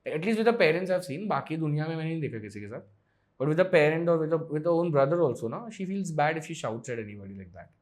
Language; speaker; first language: Hindi; non-native, local second language; Marathi